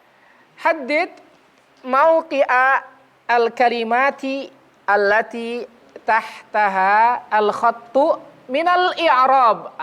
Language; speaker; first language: Arabic; non-native, fluent; Indonesian